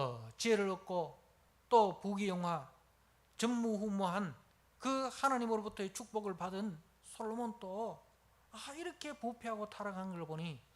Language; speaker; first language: Korean; native; Korean